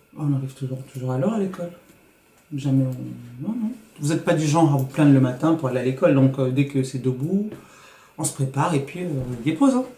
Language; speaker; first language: French; non-native, local second language; Lingala